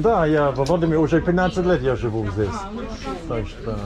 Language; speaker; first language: Russian; non-native, learner; English